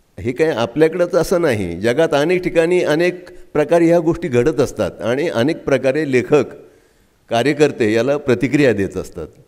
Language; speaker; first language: Marathi; native; Marathi